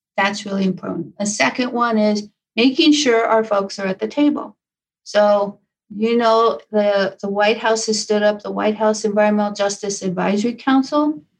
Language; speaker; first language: English; native; English